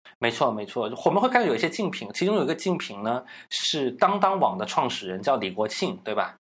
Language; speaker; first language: Chinese; non-native, local second language; Cantonese